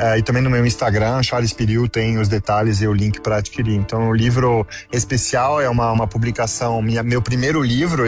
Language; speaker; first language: Portuguese; non-native, fluent; French